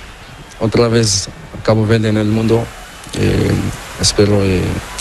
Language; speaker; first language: Spanish; non-native, learner; Portuguese